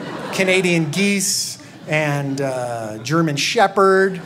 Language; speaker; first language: English; native; English